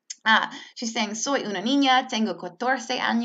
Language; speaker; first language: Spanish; non-native, learner; English